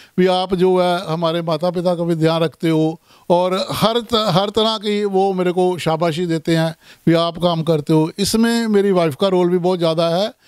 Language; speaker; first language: Hindi; non-native, local second language; Punjabi